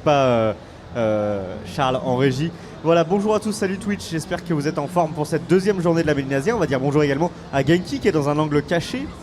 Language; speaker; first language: French; native; French